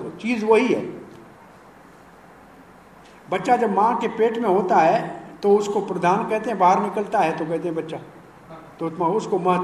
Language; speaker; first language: Hindi; native; Hindi